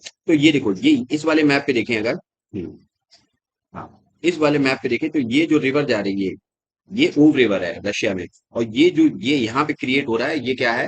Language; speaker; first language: Hindi; native; Hindi